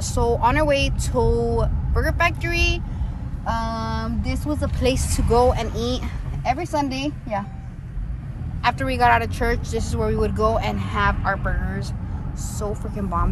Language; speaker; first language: English; early bilingual, other home language; Spanish